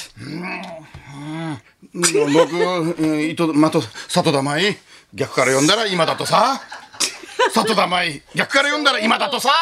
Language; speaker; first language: Japanese; native; Japanese